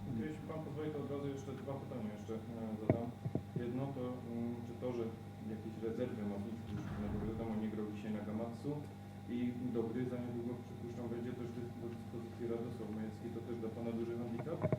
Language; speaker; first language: Polish; native; Polish